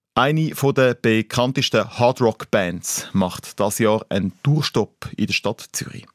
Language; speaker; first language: German; native; German